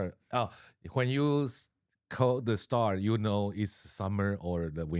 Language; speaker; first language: English; non-native, learner; Chinese